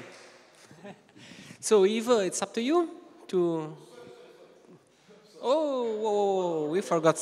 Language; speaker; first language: English; non-native, fluent; Italian